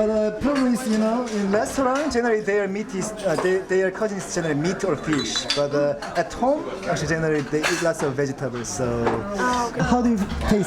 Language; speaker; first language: English; non-native, fluent; Korean